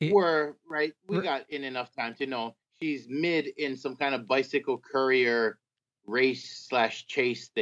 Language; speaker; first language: English; native; English